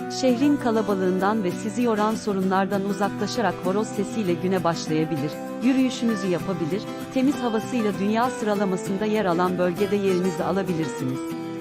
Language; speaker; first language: Turkish; native; Turkish